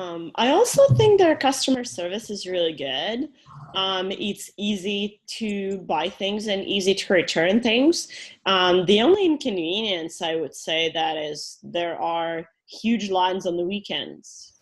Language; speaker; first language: English; non-native, fluent; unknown